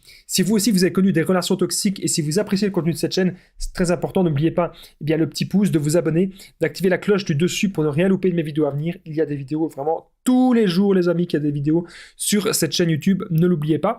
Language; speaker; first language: French; native; French